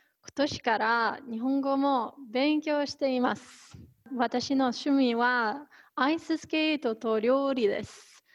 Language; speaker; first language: Japanese; non-native, learner; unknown